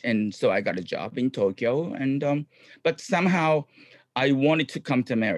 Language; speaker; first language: English; non-native, fluent; Japanese